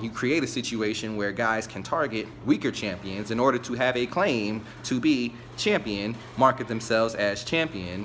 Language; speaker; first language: English; native; English